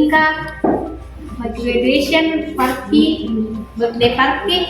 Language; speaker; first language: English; non-native, fluent; Indonesian